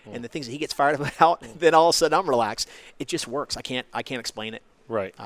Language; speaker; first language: English; native; English